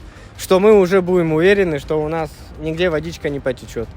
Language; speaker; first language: Russian; native; Russian